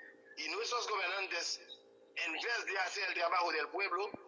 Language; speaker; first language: Spanish; non-native, fluent; Haitian Creole